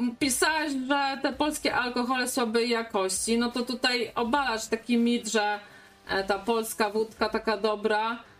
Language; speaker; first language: Polish; native; Polish